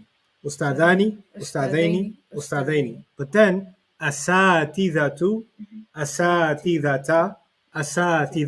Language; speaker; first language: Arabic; non-native, fluent; English